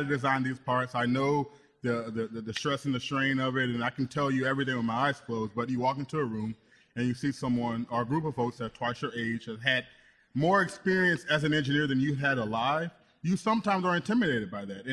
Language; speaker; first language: English; native; English